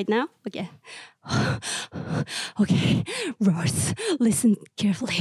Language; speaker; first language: English; non-native, learner; Japanese